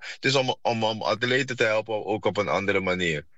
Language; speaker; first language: Dutch; non-native, fluent; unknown